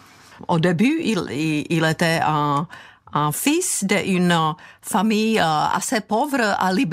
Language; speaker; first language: French; non-native, fluent; Czech